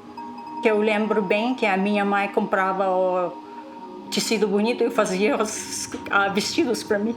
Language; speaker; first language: Portuguese; non-native, local second language; Russian